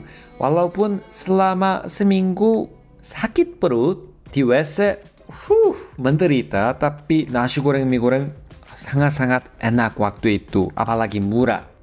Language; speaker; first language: Indonesian; non-native, fluent; Korean